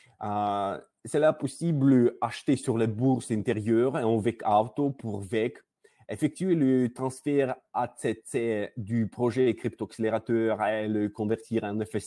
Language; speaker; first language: French; non-native, learner; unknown